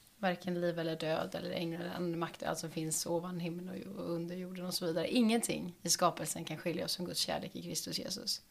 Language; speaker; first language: Swedish; native; Swedish